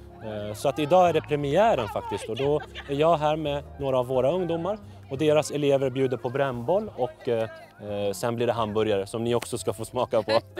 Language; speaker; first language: Swedish; native; Swedish